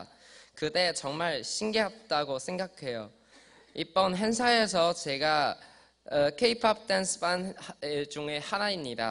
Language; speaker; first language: Korean; non-native, learner; Chinese